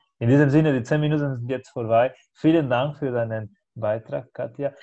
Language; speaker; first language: German; non-native, fluent; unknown